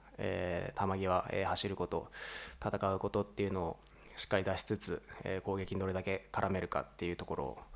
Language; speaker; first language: Japanese; native; Japanese